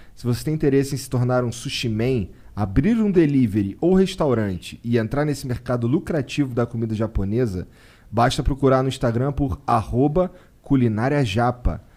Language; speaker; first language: Portuguese; native; Portuguese